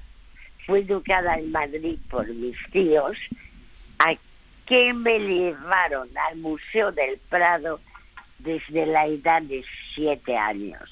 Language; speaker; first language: Spanish; early bilingual, other home language; French